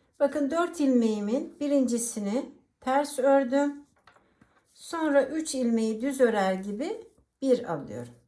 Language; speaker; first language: Turkish; native; Turkish